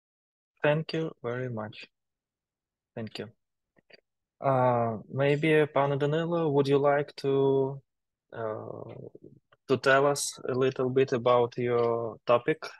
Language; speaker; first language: English; non-native, learner; Ukrainian